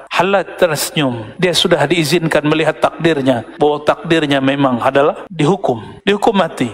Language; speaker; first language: Malay; non-native, local second language; Minangkabau